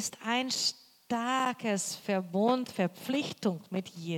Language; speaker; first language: German; non-native, learner; Portuguese